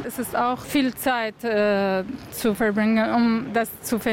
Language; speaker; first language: German; non-native, learner; Arabic